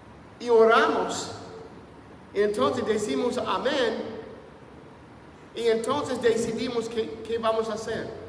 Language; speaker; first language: Spanish; non-native, fluent; English